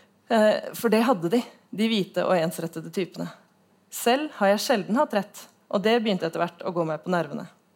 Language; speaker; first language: Norwegian; native; Norwegian